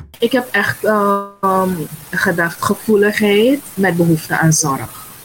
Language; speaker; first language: Dutch; native; Dutch